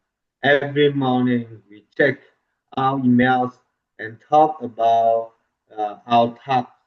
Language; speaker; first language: English; non-native, learner; Vietnamese